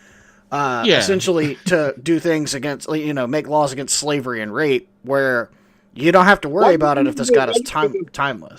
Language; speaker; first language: English; native; English